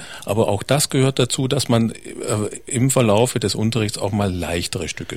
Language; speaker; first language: German; native; German